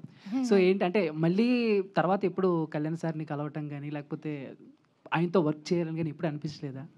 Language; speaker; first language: Telugu; native; Telugu